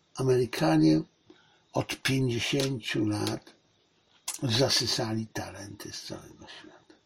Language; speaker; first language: Polish; non-native, fluent; Chinese